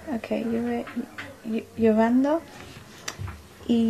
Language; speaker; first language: Spanish; non-native, learner; English